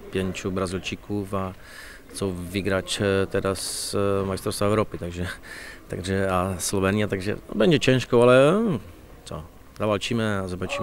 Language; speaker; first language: Polish; non-native, learner; Czech